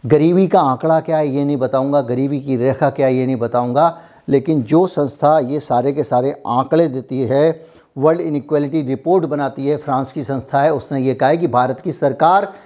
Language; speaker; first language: Hindi; native; Hindi